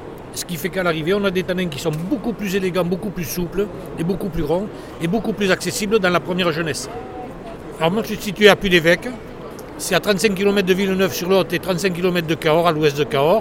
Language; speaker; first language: French; native; French